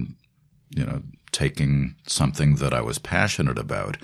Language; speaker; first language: English; native; English